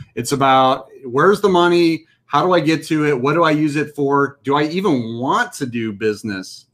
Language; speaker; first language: English; native; English